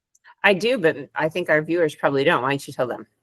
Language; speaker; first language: English; non-native, fluent; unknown